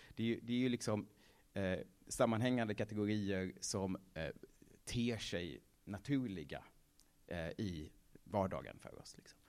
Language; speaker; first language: Swedish; native; Swedish